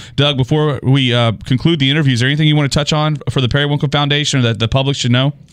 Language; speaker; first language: English; native; English